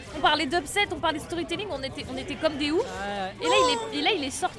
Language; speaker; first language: French; native; French